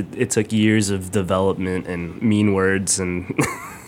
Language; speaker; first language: English; native; English